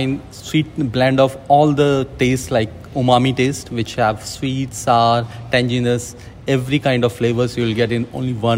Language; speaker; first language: English; non-native, local second language; Hindi